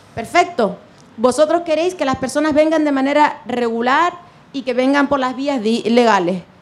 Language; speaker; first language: Spanish; non-native, fluent; Arabic